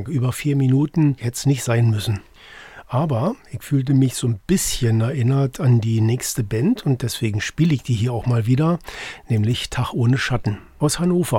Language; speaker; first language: German; native; German